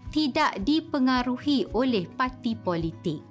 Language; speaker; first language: Malay; native; Malay